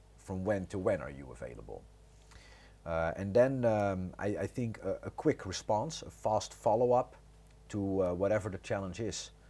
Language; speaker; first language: English; non-native, fluent; Croatian